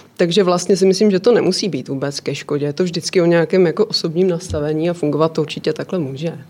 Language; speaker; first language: Czech; native; Czech